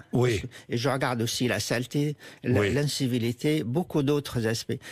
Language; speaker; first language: French; non-native, fluent; Arabic